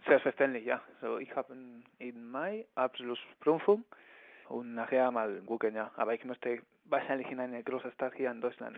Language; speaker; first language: German; non-native, learner; Spanish